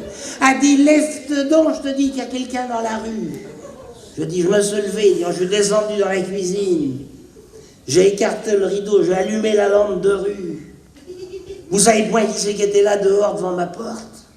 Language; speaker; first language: French; native; French